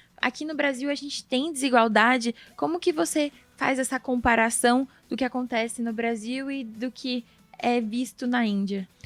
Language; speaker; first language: Portuguese; native; Portuguese